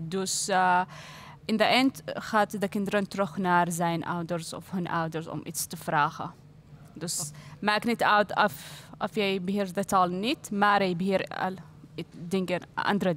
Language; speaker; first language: Dutch; non-native, learner; Arabic